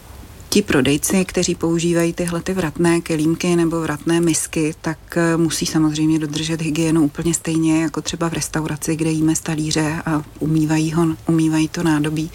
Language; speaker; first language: Czech; native; Czech